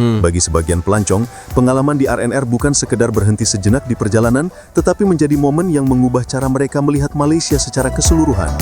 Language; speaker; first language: Indonesian; native; Indonesian